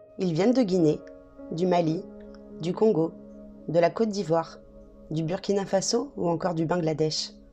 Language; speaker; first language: French; native; French